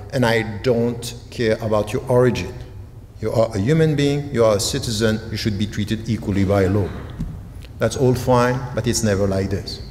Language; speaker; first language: English; non-native, fluent; French